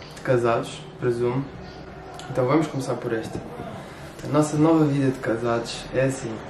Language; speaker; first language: Portuguese; native; Portuguese